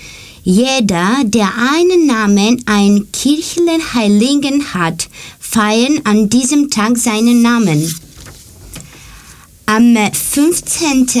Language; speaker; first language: German; non-native, learner; Greek